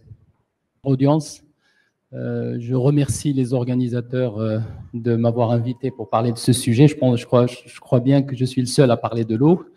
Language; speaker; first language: French; non-native, local second language; Arabic